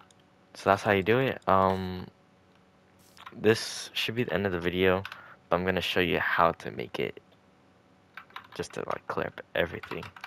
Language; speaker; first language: English; native; English